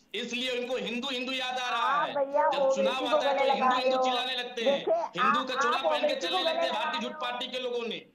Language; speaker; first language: Hindi; native; Hindi